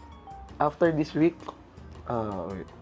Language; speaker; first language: English; non-native, learner; Filipino